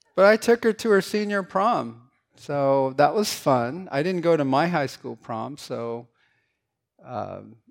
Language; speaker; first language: English; early bilingual, other home language; Korean